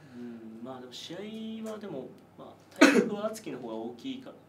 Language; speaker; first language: Japanese; native; Japanese